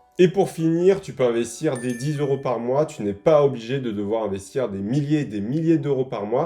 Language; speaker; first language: French; native; French